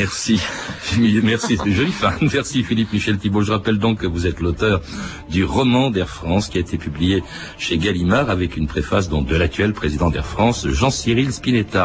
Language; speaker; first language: French; native; French